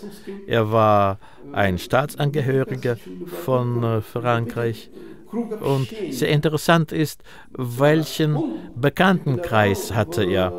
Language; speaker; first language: German; non-native, fluent; Russian